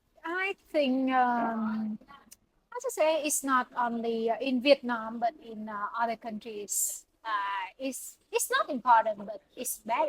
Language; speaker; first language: English; non-native, learner; Vietnamese